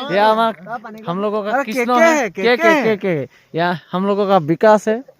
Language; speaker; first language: Hindi; non-native, local second language; Assamese